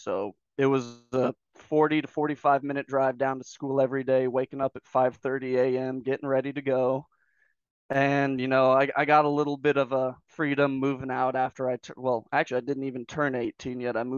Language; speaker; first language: English; native; English